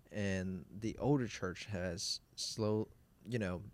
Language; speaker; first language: English; non-native, local second language; Cantonese